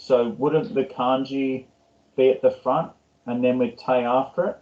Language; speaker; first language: English; non-native, learner; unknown